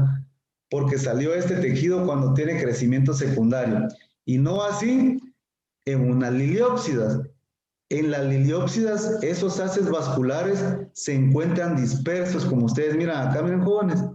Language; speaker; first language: Spanish; native; Spanish